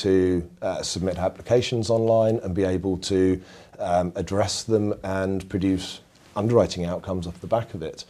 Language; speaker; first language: English; native; English